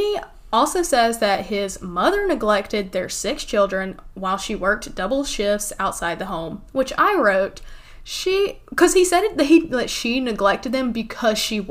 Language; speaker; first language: English; native; English